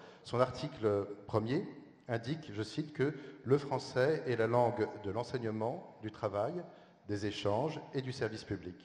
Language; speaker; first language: French; native; French